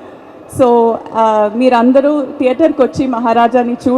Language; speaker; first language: Telugu; non-native, learner; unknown